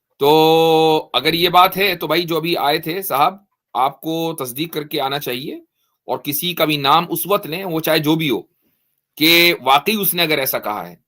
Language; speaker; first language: Urdu; native; Urdu